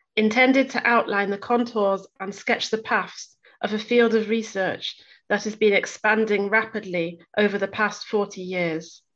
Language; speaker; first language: English; native; English